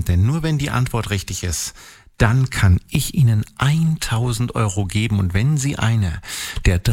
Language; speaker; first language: German; native; German